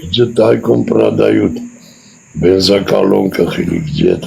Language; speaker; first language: Russian; non-native, fluent; Armenian